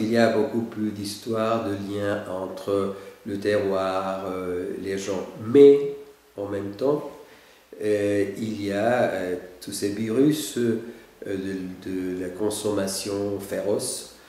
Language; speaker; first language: French; non-native, fluent; Spanish